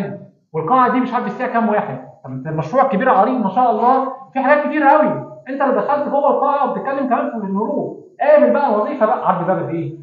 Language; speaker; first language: Arabic; native; Arabic